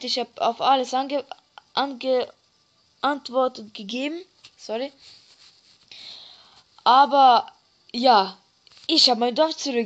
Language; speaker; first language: German; early bilingual, other home language; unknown